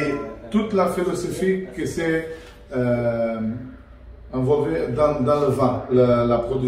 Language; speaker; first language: French; non-native, learner; Portuguese